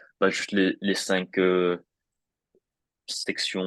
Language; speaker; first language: French; non-native, fluent; English